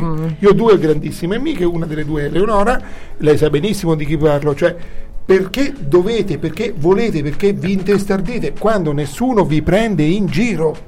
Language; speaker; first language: Italian; native; Italian